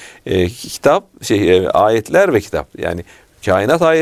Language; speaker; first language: Turkish; native; Turkish